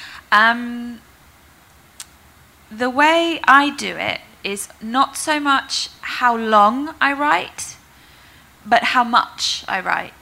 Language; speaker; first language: English; native; English